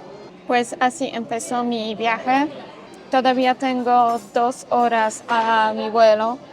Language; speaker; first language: Spanish; non-native, fluent; Polish